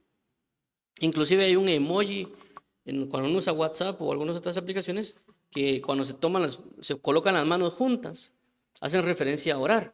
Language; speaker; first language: Spanish; native; Spanish